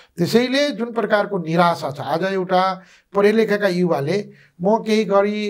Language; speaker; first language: Nepali; non-native, local second language; Maithili